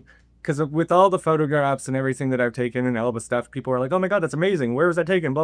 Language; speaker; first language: English; native; English